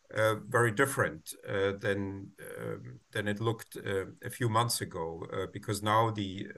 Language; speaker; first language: English; non-native, fluent; German